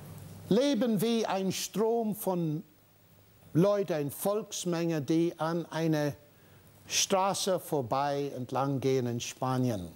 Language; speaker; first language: German; non-native, fluent; English